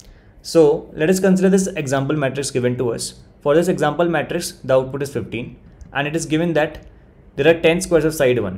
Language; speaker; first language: English; non-native, local second language; Hindi